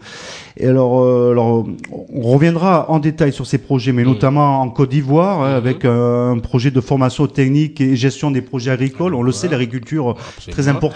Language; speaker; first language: French; native; French